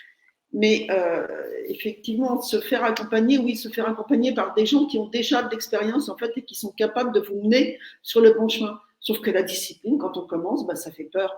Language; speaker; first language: French; native; French